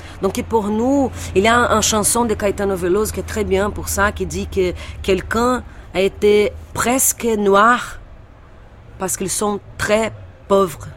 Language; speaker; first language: French; non-native, fluent; Portuguese